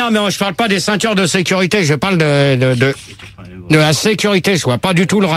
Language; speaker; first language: French; native; French